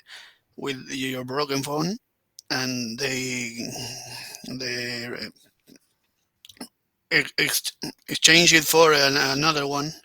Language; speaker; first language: English; non-native, learner; Spanish